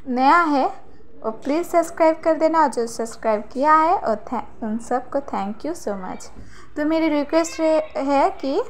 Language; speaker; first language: Hindi; non-native, local second language; Bangla